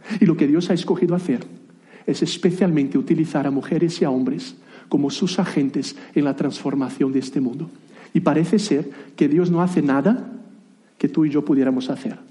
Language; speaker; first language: Spanish; non-native, fluent; Portuguese